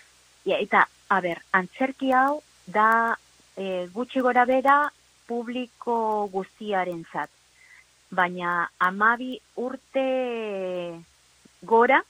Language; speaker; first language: Basque; non-native, learner; Spanish